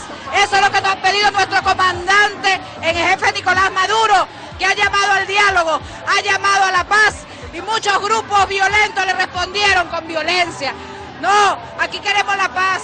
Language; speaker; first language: Spanish; native; Spanish